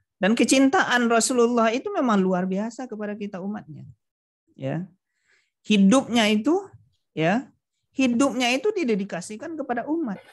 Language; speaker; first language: Indonesian; non-native, local second language; Minangkabau